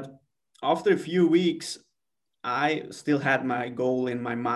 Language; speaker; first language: English; non-native, fluent; Swiss German